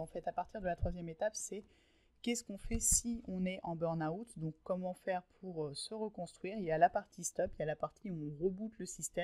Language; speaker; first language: French; native; French